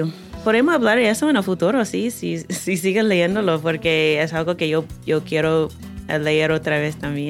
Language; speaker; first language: Spanish; non-native, fluent; English